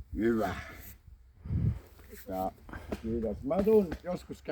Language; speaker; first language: Finnish; non-native, learner; Estonian